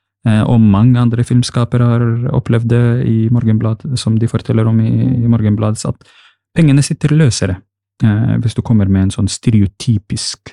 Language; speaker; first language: Norwegian; non-native, fluent; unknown